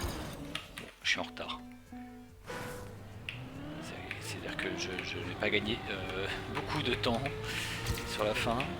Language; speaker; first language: French; native; French